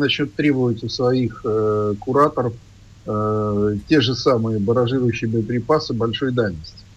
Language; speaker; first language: Russian; native; Russian